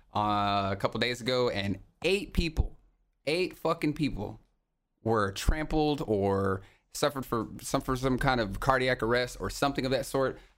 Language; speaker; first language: English; native; English